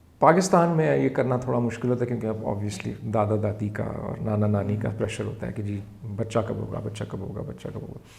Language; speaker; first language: Urdu; native; Urdu